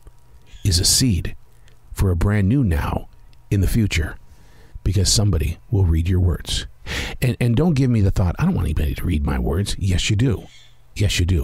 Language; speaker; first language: English; native; English